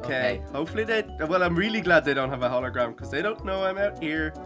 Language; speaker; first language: English; native; English